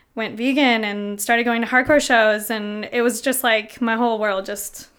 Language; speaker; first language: English; native; English